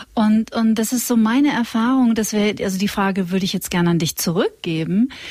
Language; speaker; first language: German; native; German